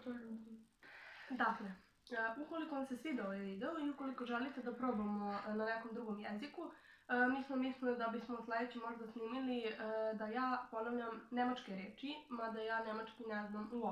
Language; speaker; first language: Bosnian; native; Bosnian